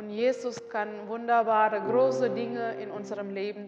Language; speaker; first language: German; non-native, learner; Indonesian